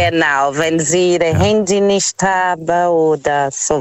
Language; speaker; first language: German; non-native, fluent; Portuguese